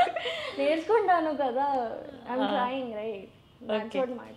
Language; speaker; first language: Telugu; non-native, learner; Gujarati